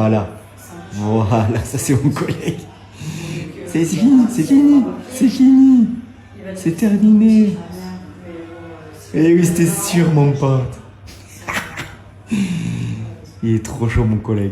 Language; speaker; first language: French; native; French